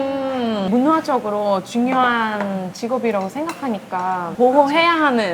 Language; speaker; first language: Korean; non-native, fluent; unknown